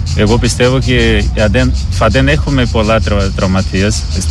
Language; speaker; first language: Greek; non-native, learner; Portuguese